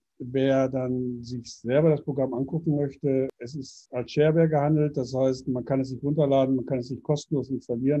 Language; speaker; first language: German; native; German